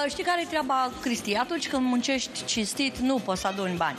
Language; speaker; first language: Romanian; native; Romanian